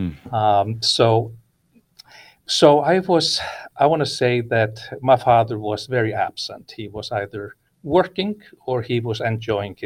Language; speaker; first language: English; non-native, fluent; Icelandic